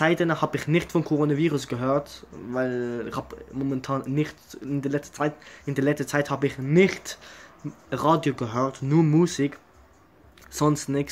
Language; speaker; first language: German; early bilingual, other home language; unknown